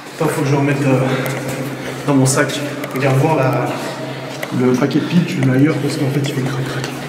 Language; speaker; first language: French; native; French